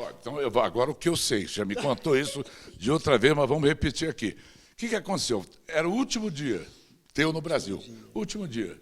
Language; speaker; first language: Portuguese; native; Portuguese